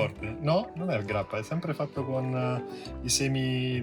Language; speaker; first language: Italian; native; Italian